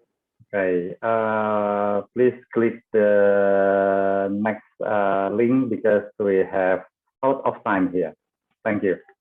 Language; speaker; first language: English; non-native, fluent; Indonesian